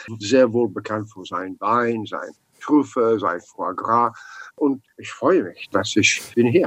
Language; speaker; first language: German; non-native, learner; English